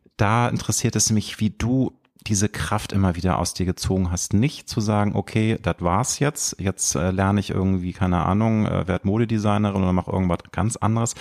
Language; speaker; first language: German; native; German